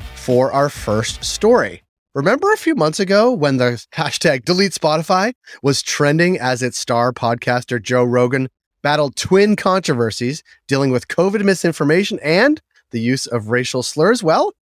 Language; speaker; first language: English; native; English